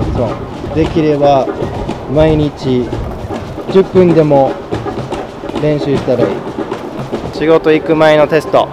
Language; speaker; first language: Japanese; non-native, fluent; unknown